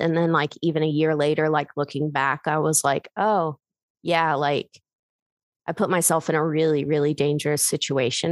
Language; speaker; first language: English; native; English